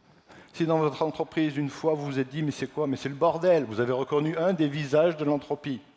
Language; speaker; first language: French; native; French